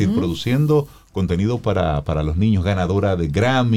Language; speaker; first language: Spanish; native; Spanish